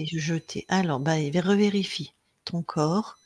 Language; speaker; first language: French; native; French